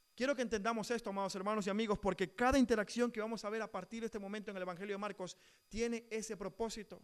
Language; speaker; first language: Spanish; native; Spanish